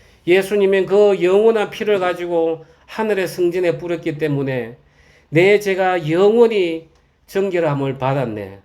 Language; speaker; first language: Korean; native; Korean